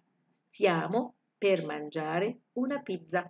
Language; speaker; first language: Italian; non-native, fluent; Arabic